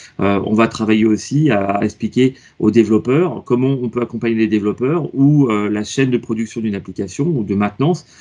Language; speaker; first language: French; native; French